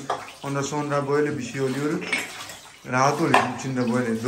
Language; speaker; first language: Turkish; non-native, learner; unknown